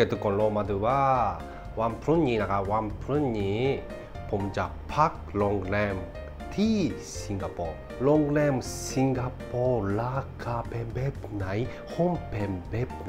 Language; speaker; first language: Thai; non-native, learner; Japanese